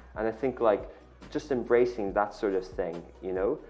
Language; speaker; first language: English; native; English